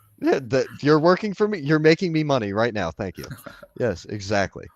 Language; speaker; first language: English; native; English